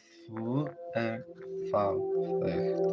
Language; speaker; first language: Icelandic; non-native, learner; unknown